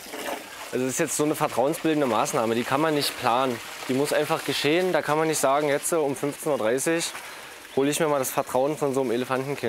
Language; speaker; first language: German; native; German